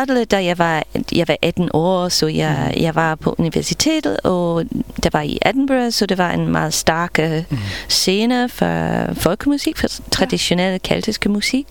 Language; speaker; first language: Danish; non-native, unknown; English